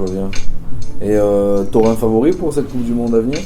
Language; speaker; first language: French; native; French